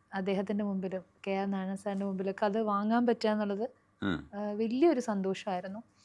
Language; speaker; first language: Malayalam; non-native, local second language; Hindi